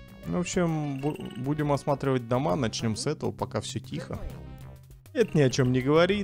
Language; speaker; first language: Russian; native; Russian